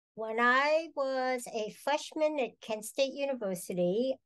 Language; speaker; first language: English; native; English